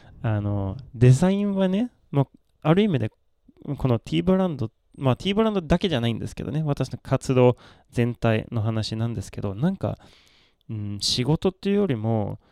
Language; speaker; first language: Japanese; non-native, fluent; Swedish